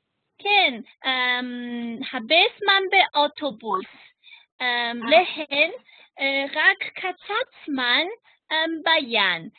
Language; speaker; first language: Hebrew; non-native, learner; German